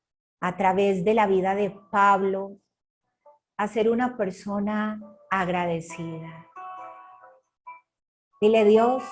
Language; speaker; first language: Spanish; native; Spanish